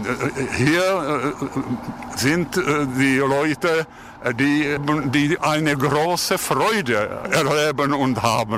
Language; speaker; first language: German; non-native, fluent; Czech